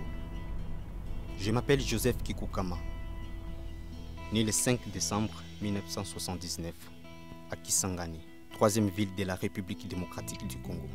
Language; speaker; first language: French; non-native, local second language; Lingala